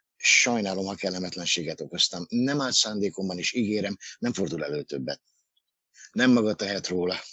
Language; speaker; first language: Hungarian; native; Hungarian